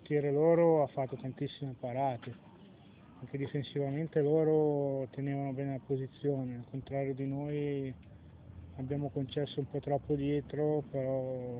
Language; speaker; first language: Italian; native; Italian